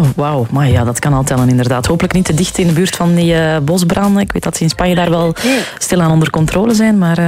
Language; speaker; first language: Dutch; native; Dutch